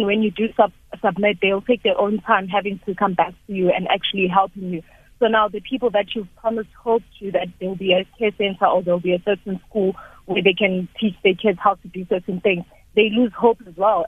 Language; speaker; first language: English; non-native, local second language; Zulu